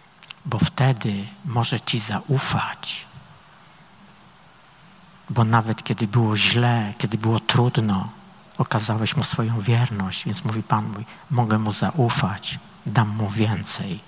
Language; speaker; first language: Polish; native; Polish